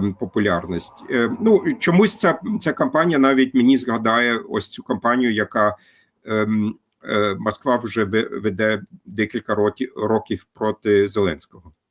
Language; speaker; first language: Ukrainian; non-native, fluent; German